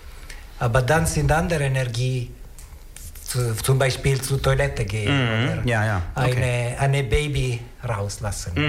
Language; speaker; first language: German; non-native, learner; Italian